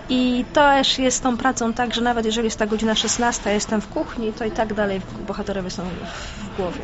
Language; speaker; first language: Polish; native; Polish